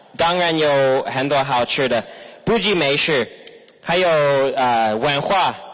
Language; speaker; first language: Chinese; non-native, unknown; English